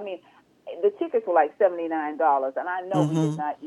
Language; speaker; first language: English; native; English